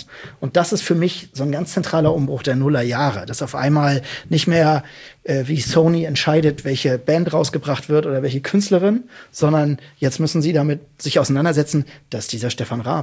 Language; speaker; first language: German; native; German